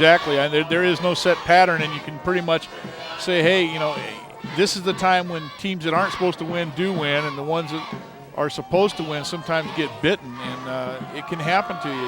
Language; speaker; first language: English; native; English